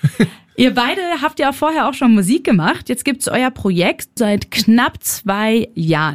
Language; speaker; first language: German; native; German